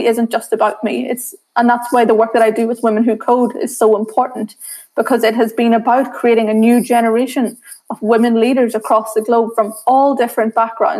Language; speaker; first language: English; native; English